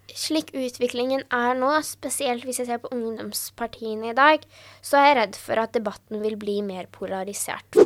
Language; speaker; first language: Norwegian; early bilingual, other home language; Urdu